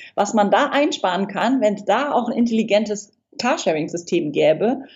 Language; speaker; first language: German; non-native, fluent; English